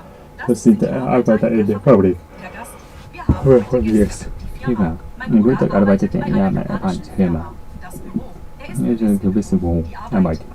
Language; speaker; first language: German; non-native, learner; Japanese